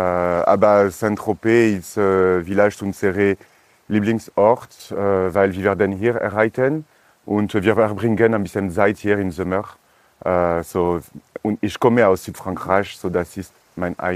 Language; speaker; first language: German; non-native, learner; French